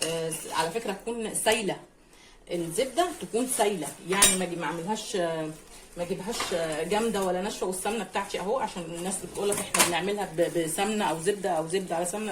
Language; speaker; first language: Arabic; native; Arabic